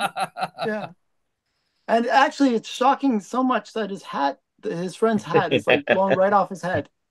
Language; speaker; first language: English; native; English